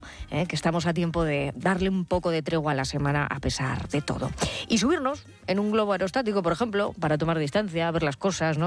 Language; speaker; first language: Spanish; native; Spanish